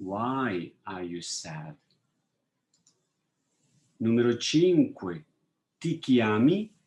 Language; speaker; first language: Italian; non-native, fluent; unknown